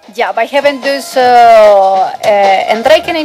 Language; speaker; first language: Dutch; non-native, fluent; Spanish